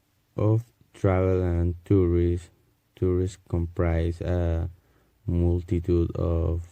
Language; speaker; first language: English; non-native, learner; Spanish